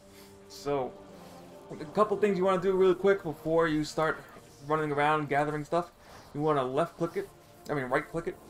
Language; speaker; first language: English; native; English